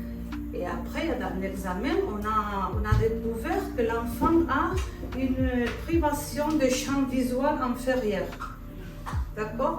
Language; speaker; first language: French; non-native, fluent; Spanish